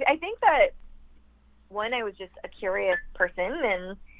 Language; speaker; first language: English; native; English